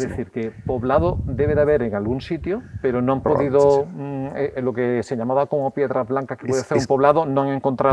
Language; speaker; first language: Spanish; native; Spanish